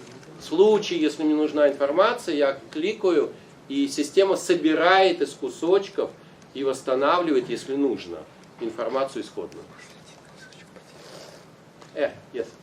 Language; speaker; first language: Russian; native; Russian